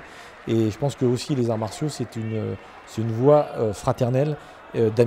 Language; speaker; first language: French; native; French